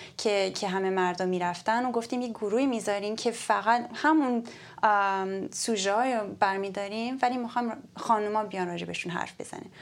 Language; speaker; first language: Persian; early bilingual, heritage; Persian